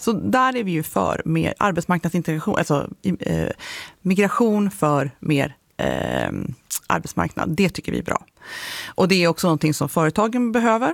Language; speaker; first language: Swedish; native; Swedish